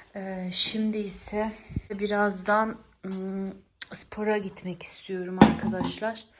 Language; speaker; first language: Turkish; early bilingual, heritage; Turkish